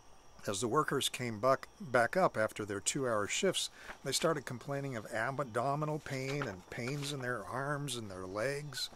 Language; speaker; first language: English; native; English